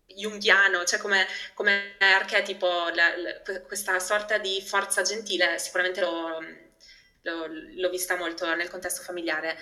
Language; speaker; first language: Italian; early bilingual, other home language; Albanian